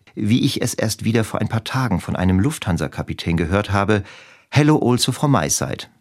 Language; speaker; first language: German; native; German